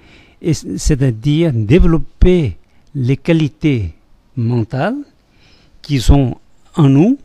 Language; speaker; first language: French; non-native, fluent; Tibetan